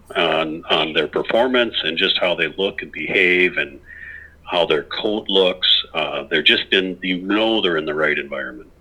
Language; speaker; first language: English; native; English